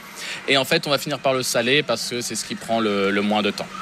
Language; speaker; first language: French; native; French